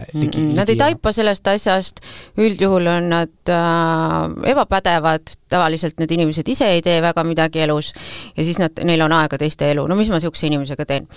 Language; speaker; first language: Estonian; native; Estonian